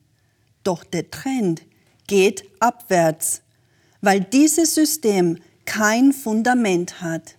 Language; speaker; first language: German; native; German